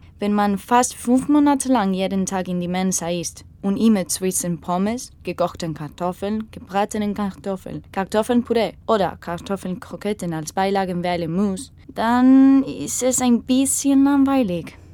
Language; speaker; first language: German; non-native, learner; Spanish